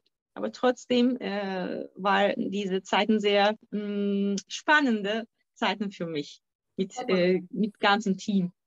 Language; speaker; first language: German; non-native, fluent; Turkish